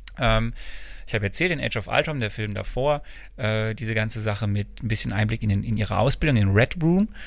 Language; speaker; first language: German; native; German